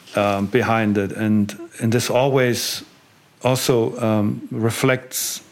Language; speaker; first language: English; non-native, fluent; German